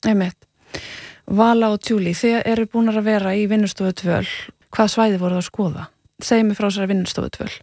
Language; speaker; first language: Icelandic; native; Icelandic